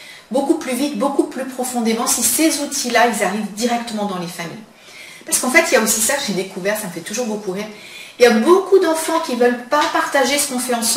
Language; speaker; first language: French; native; French